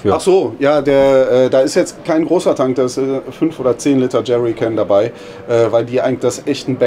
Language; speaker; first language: German; native; German